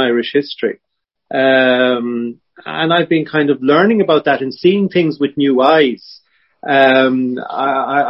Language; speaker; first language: English; native; English